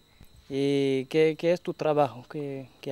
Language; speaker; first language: Spanish; non-native, fluent; French